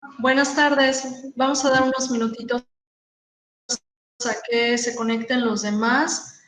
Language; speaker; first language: Spanish; native; Spanish